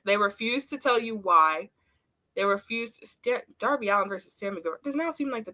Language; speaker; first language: English; native; English